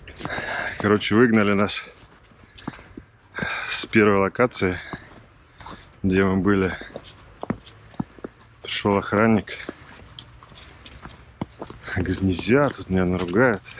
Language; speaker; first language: Russian; native; Russian